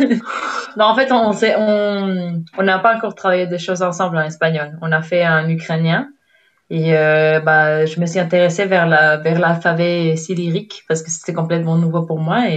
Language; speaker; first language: French; non-native, fluent; Spanish